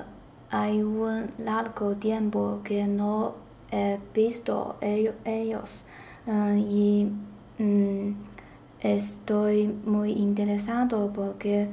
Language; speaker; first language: Spanish; non-native, learner; Chinese